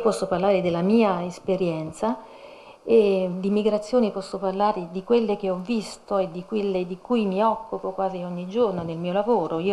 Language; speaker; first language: Italian; native; Italian